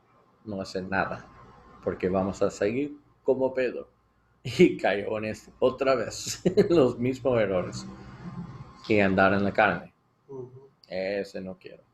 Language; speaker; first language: Spanish; non-native, learner; English